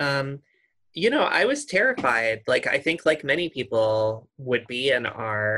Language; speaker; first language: English; native; English